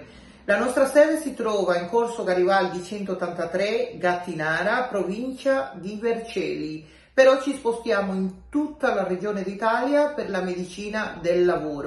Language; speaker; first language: Italian; non-native, local second language; Spanish